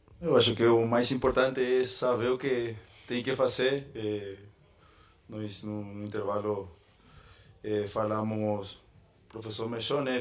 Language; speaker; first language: Portuguese; non-native, fluent; Spanish